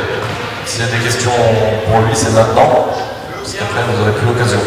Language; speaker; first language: French; native; French